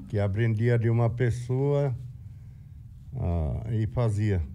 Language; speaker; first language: Portuguese; non-native, fluent; Arabic